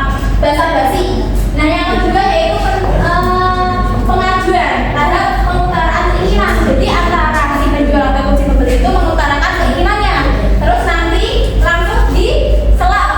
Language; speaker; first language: Indonesian; native; Indonesian